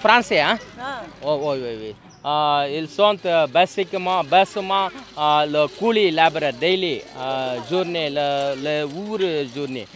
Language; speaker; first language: French; non-native, learner; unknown